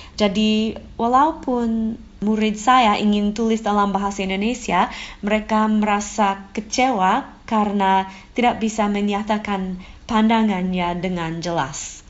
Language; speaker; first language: Indonesian; non-native, fluent; English